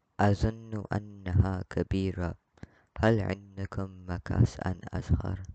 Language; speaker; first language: Arabic; non-native, learner; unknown